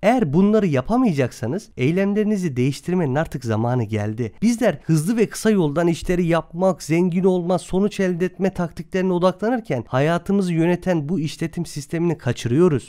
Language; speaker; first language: Turkish; native; Turkish